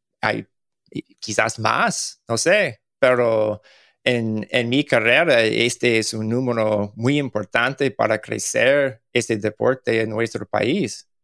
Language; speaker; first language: Spanish; non-native, learner; English